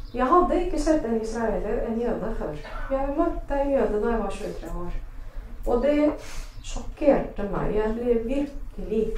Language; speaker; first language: Norwegian; non-native, fluent; Arabic